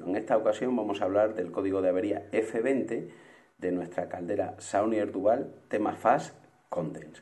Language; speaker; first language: Spanish; native; Spanish